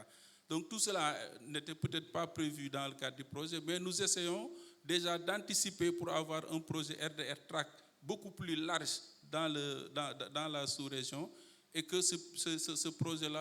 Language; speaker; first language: French; non-native, local second language; Wolof